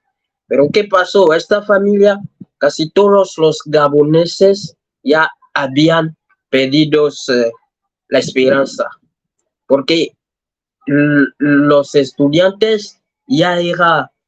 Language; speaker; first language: Spanish; non-native, learner; French